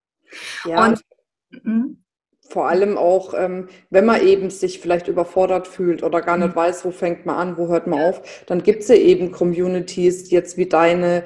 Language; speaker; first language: German; native; German